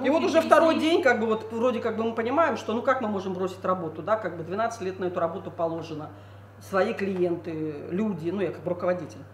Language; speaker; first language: Russian; native; Russian